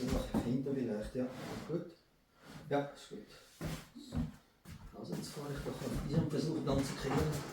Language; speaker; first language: German; native; German